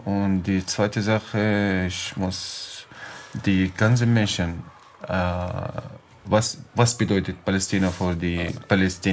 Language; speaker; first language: German; non-native, learner; Arabic